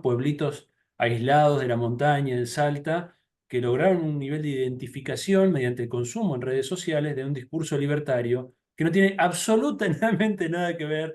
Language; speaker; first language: Spanish; native; Spanish